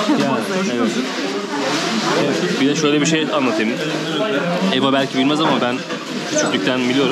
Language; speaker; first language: Turkish; native; Turkish